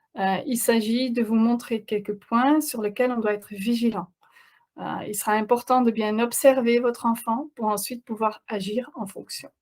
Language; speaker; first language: French; non-native, fluent; Dutch